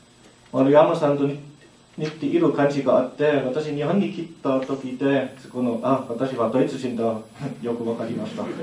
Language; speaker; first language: Japanese; non-native, learner; German